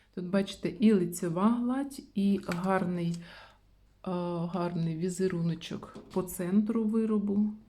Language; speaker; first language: Ukrainian; non-native, local second language; Russian